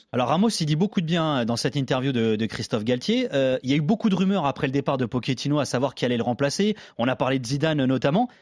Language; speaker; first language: French; native; French